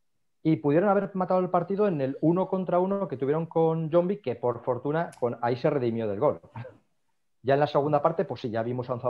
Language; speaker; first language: Spanish; native; Spanish